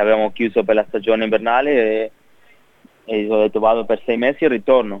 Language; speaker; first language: Italian; non-native, fluent; Spanish